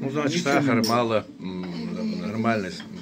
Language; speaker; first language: Russian; non-native, local second language; Chechen